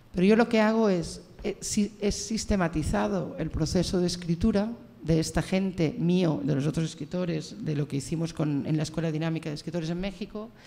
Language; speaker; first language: Spanish; native; Spanish